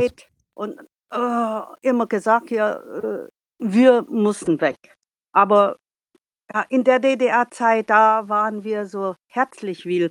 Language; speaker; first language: German; non-native, learner; Vietnamese